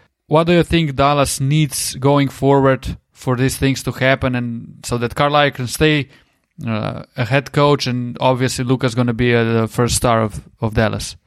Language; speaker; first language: English; non-native, fluent; Slovenian